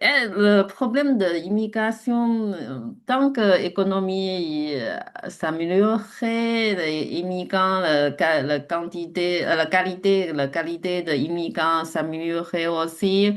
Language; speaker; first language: French; non-native, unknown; Chinese